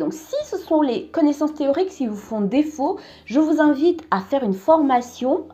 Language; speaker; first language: French; native; French